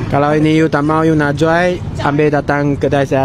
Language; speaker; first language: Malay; non-native, local second language; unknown